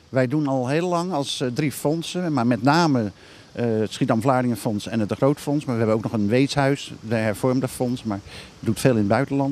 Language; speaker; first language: Dutch; native; Dutch